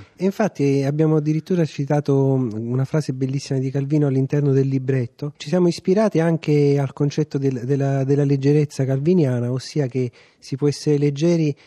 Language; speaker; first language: Italian; native; Italian